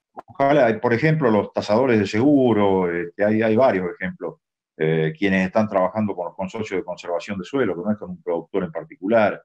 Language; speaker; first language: Spanish; native; Spanish